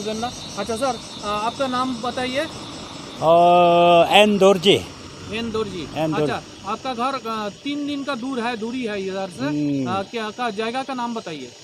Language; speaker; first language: Hindi; non-native, local second language; Bangla